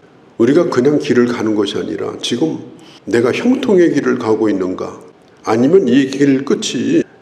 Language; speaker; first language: Korean; native; Korean